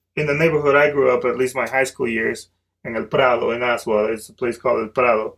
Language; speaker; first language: English; early bilingual, other home language; Spanish